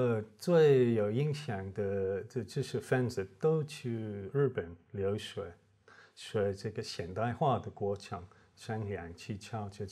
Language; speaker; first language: Chinese; non-native, fluent; English